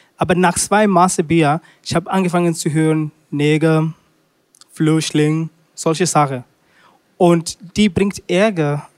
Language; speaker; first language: German; non-native, learner; Swahili